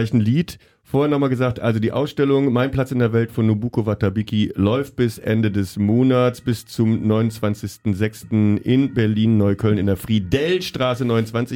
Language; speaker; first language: German; native; German